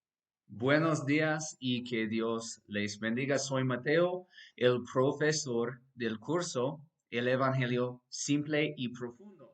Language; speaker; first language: Spanish; non-native, fluent; English